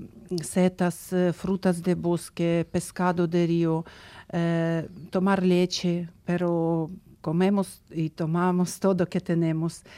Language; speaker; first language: Spanish; non-native, learner; Ukrainian